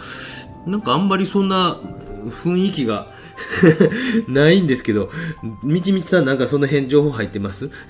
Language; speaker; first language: Japanese; native; Japanese